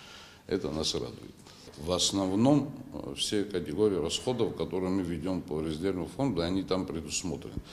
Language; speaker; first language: Russian; non-native, local second language; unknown